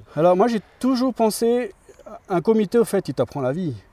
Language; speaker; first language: French; native; French